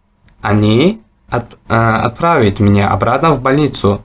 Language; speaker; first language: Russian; non-native, fluent; Tajik